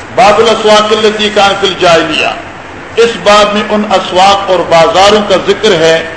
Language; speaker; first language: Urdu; non-native, local second language; Pashto